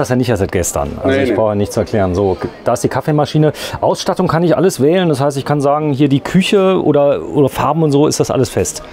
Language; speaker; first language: German; native; German